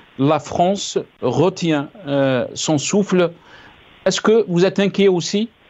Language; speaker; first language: French; non-native, local second language; Kabyle